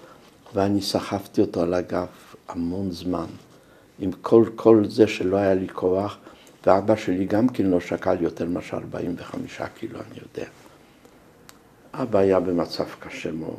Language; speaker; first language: Hebrew; non-native, fluent; Polish